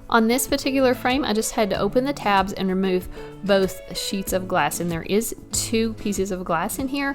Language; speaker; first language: English; native; English